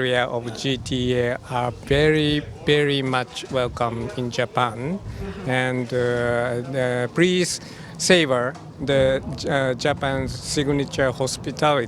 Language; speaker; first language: English; non-native, fluent; Japanese